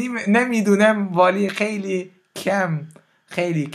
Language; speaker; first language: Persian; non-native, learner; French